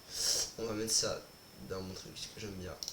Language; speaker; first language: French; native; French